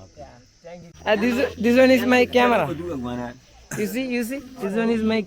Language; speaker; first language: English; non-native, learner; Malayalam